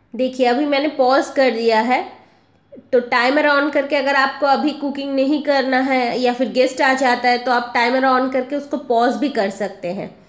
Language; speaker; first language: Hindi; non-native, local second language; Bangla